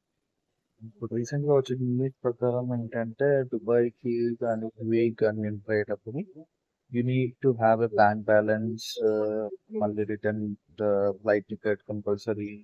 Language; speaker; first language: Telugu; native; Telugu